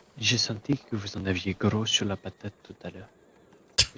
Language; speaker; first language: French; native; French